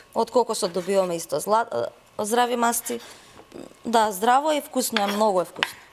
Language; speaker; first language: Macedonian; native; Macedonian